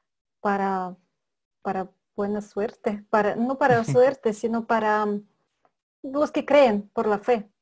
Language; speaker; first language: Spanish; non-native, fluent; Russian